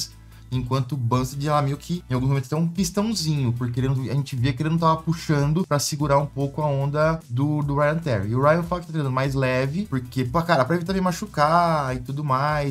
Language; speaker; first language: Portuguese; native; Portuguese